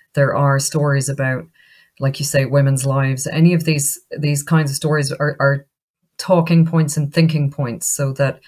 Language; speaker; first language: English; native; English